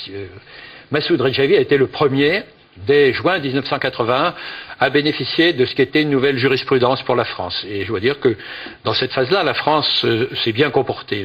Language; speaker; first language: French; native; French